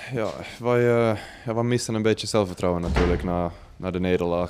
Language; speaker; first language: Dutch; non-native, fluent; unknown